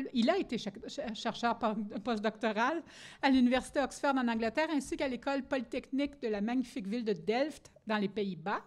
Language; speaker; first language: French; native; French